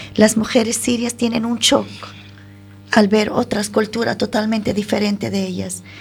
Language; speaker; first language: Spanish; non-native, fluent; Arabic